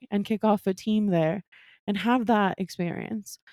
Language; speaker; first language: English; non-native, fluent; Spanish